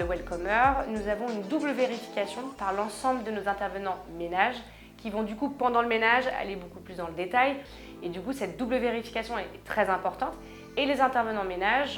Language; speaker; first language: French; native; French